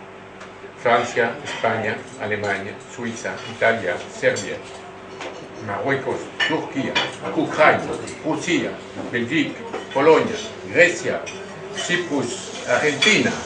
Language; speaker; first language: Spanish; non-native, learner; French